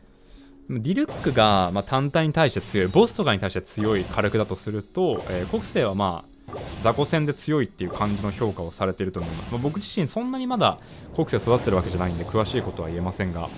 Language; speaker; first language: Japanese; native; Japanese